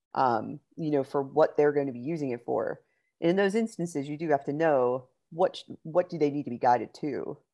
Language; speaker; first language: English; native; English